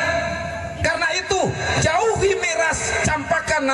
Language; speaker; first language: Indonesian; native; Indonesian